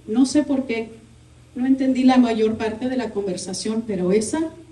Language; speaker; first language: Spanish; early bilingual, heritage; Spanish